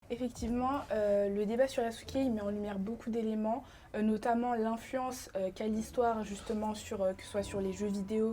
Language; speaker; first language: French; native; French